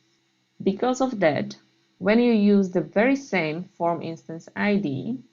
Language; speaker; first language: English; non-native, fluent; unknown